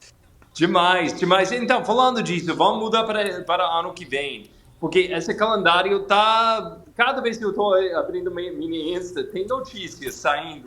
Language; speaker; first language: Portuguese; non-native, fluent; English